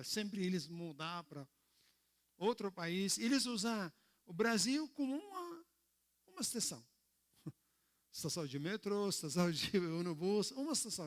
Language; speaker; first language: Portuguese; non-native, learner; Arabic